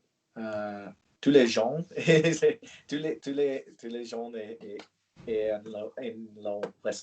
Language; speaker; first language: French; non-native, learner; English